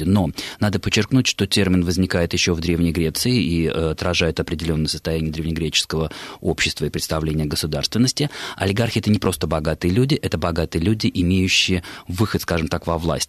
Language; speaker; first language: Russian; native; Russian